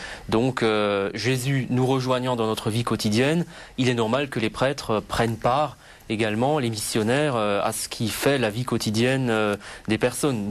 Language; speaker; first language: French; native; French